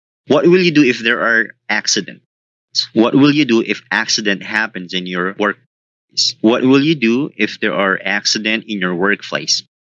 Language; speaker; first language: English; non-native, local second language; Filipino